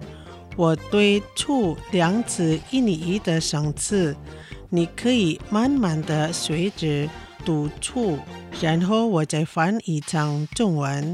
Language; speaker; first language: Chinese; non-native, fluent; Indonesian